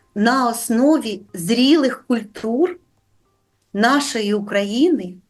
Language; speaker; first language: Ukrainian; native; Ukrainian